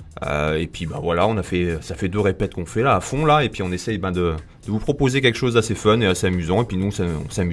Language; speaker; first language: French; native; French